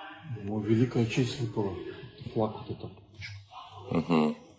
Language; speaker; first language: Russian; native; Russian